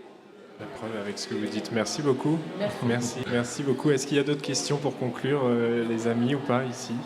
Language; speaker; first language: French; native; French